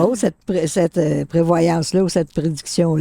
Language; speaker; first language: French; native; French